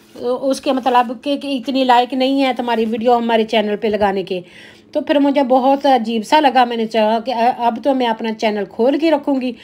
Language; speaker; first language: Urdu; non-native, local second language; Punjabi